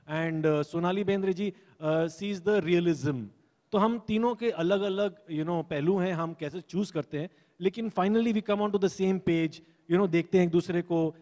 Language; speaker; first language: Hindi; native; Hindi